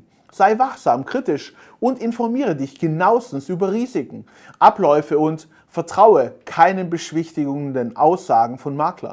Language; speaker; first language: German; native; German